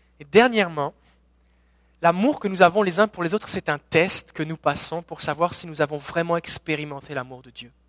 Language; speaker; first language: French; native; French